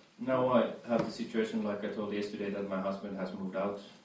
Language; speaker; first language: English; non-native, fluent; Finnish